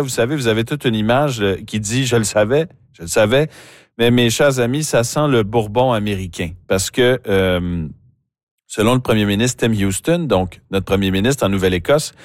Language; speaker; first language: French; native; French